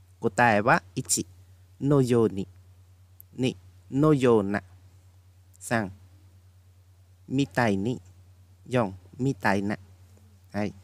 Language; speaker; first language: Japanese; non-native, fluent; Khmer